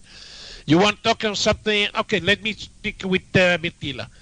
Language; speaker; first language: English; non-native, learner; Italian